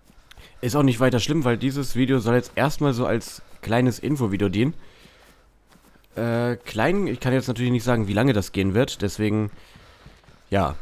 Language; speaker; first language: German; native; German